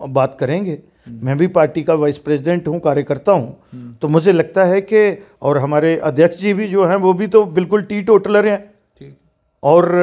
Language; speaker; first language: Hindi; non-native, local second language; Dogri